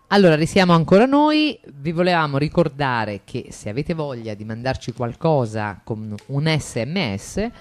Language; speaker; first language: Italian; native; Italian